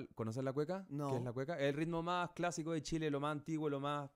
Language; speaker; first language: Spanish; native; Spanish